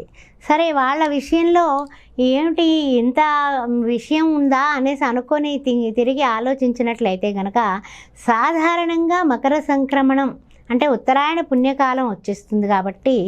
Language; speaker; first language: Telugu; native; Telugu